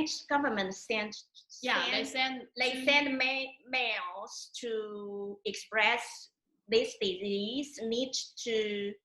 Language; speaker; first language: English; non-native, learner; Chinese